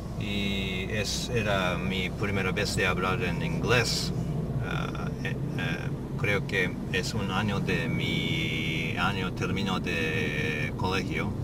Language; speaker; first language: Spanish; non-native, learner; Japanese